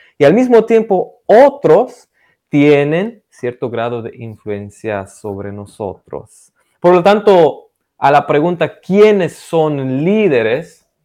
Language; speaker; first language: Spanish; non-native, fluent; Romanian